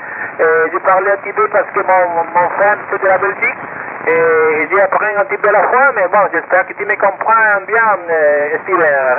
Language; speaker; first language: French; non-native, learner; Spanish